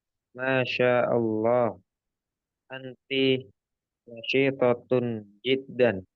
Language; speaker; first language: Arabic; non-native, learner; Indonesian